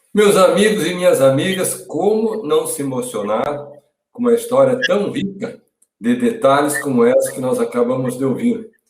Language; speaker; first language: Portuguese; native; Portuguese